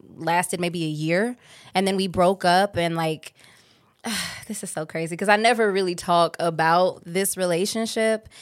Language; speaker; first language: English; native; English